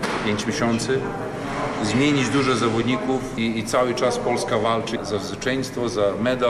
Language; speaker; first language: Polish; non-native, learner; Serbian